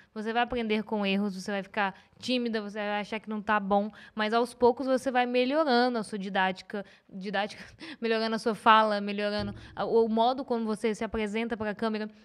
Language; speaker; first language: Portuguese; native; Portuguese